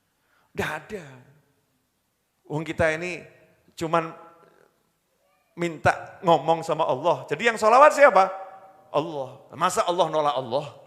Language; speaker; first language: Indonesian; native; Indonesian